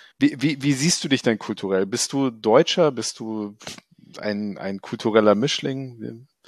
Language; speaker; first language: German; native; German